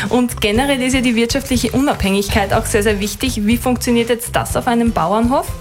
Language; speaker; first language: German; native; German